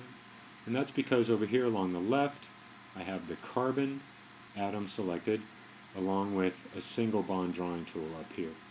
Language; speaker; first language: English; native; English